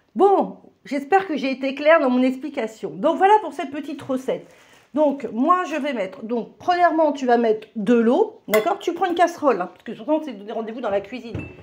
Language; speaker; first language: French; native; French